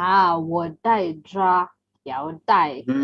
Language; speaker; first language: Chinese; non-native, learner; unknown